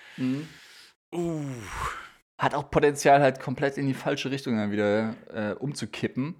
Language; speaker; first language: German; native; German